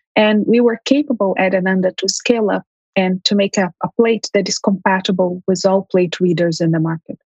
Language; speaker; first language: English; early bilingual, heritage; Armenian